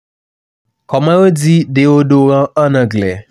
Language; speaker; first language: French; non-native, local second language; Haitian Creole